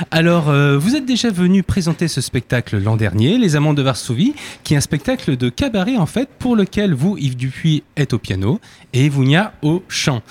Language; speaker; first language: French; native; French